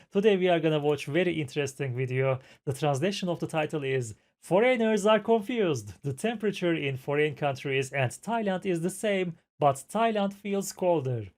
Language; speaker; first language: English; non-native, fluent; Turkish